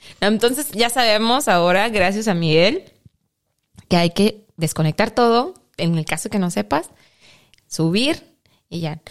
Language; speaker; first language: Spanish; native; Spanish